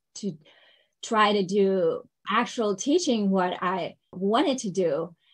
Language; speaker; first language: English; non-native, fluent; Ukrainian